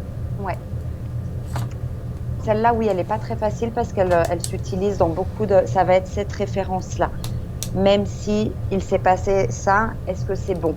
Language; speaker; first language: French; non-native, fluent; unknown